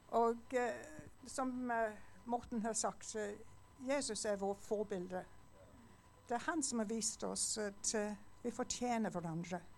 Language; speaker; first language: Norwegian; non-native, fluent; English